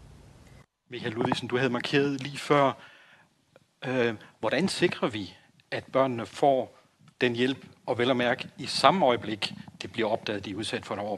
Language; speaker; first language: Danish; native; Danish